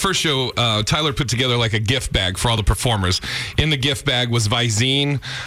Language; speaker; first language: English; native; English